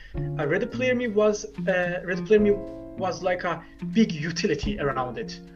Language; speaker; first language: English; non-native, fluent; Turkish